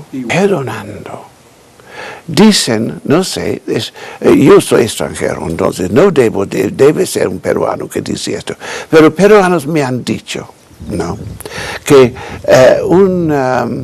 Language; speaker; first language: Spanish; non-native, fluent; English